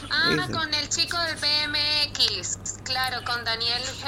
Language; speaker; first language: Spanish; native; Spanish